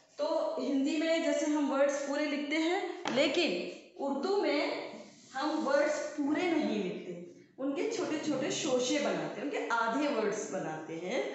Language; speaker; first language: Hindi; native; Hindi